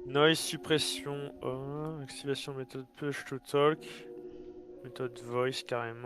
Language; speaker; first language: English; non-native, fluent; French